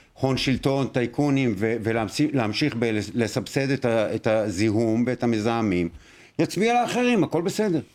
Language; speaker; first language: Hebrew; native; Hebrew